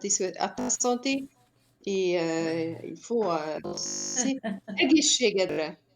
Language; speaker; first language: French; non-native, fluent; Hungarian